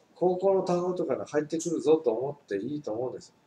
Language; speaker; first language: Japanese; native; Japanese